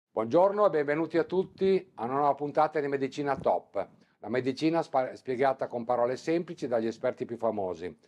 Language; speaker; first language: Italian; native; Italian